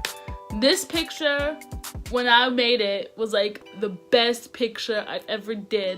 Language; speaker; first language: English; native; English